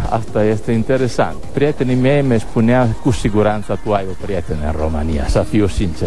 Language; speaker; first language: Romanian; non-native, fluent; Italian